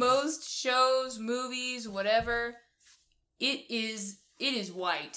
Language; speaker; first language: English; native; English